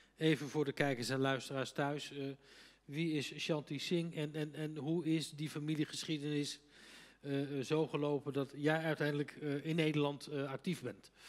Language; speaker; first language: Dutch; native; Dutch